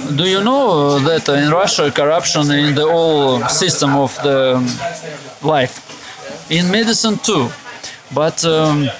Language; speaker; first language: English; non-native, learner; Russian